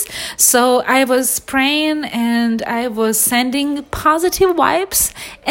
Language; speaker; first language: English; non-native, fluent; Ukrainian